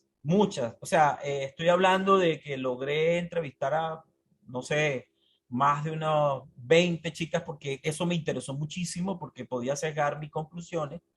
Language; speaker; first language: Spanish; native; Spanish